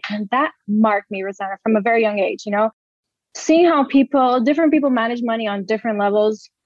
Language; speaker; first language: English; early bilingual, other home language; Portuguese